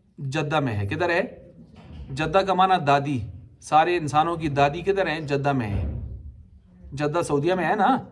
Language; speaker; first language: Urdu; non-native, local second language; Punjabi